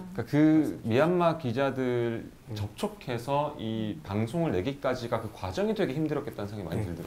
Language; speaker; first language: Korean; native; Korean